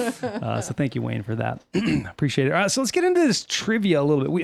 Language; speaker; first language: English; native; English